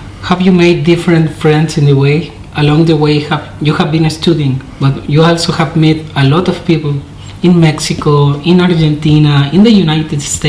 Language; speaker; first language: English; non-native, fluent; Spanish